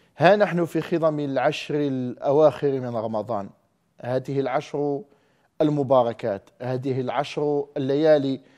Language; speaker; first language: Arabic; native; Arabic